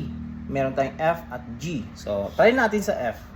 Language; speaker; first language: Filipino; native; Filipino